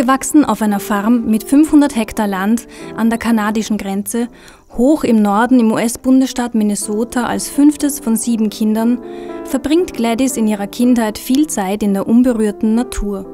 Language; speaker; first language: German; native; German